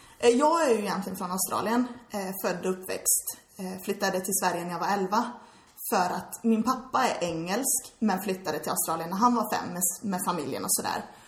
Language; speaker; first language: Swedish; early bilingual, heritage; English